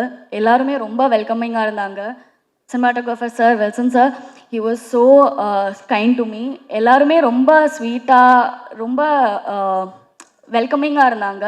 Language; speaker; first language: Tamil; non-native, fluent; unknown